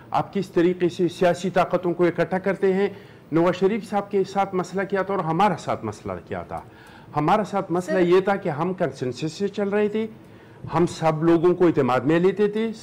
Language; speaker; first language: Urdu; non-native, local second language; Pashto